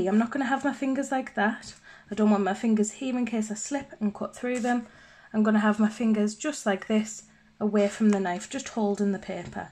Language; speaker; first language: English; native; English